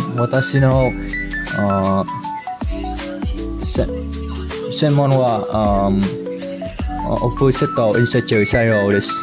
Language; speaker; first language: Japanese; non-native, learner; Vietnamese